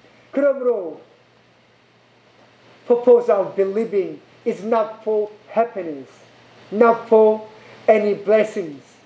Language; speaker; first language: English; non-native, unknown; Korean